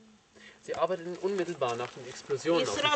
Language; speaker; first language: German; native; German